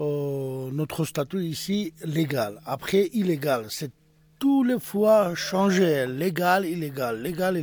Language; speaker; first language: French; non-native, learner; Georgian